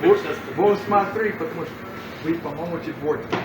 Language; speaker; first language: Russian; non-native, learner; English